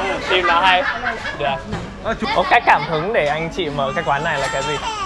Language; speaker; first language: Vietnamese; non-native, fluent; English